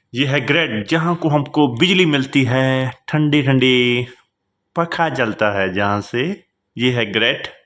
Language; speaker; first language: Hindi; non-native, local second language; Punjabi